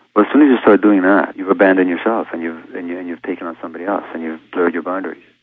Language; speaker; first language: English; early bilingual, other home language; Hungarian